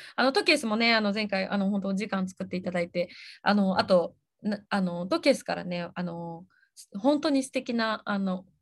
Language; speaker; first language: Japanese; native; Japanese